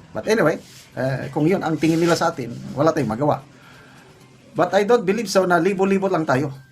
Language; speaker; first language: Filipino; non-native, local second language; Cebuano